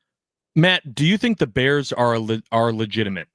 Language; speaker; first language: English; native; English